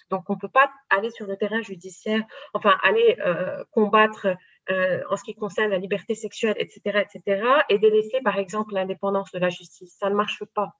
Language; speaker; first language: French; non-native, local second language; Arabic